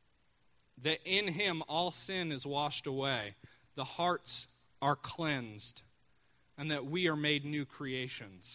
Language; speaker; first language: English; native; English